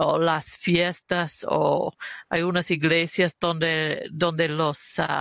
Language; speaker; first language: Spanish; early bilingual, heritage; Spanish